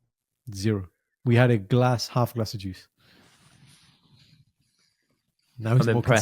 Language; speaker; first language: English; early bilingual, other home language; Punjabi